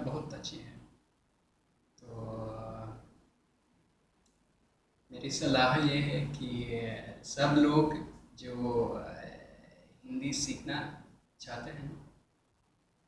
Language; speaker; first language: Hindi; non-native, fluent; Swedish